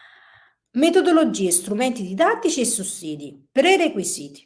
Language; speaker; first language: Italian; native; Italian